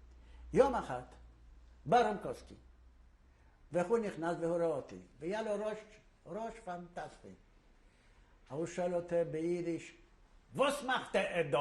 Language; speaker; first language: Hebrew; non-native, fluent; Yiddish